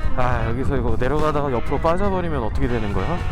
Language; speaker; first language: Korean; native; Korean